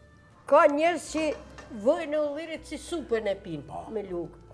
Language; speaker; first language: Albanian; native; Albanian